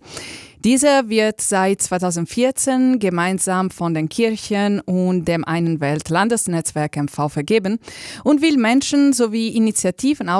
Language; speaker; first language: German; native; German